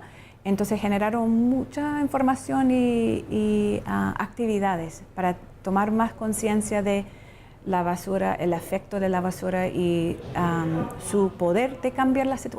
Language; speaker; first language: Spanish; non-native, fluent; English